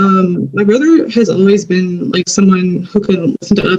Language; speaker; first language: English; native; English